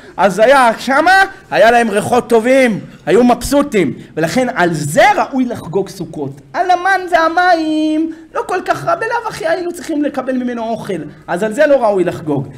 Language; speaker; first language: Hebrew; native; Hebrew